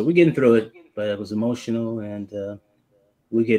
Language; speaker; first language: English; native; English